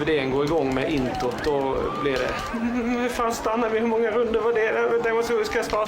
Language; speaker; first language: Swedish; native; Swedish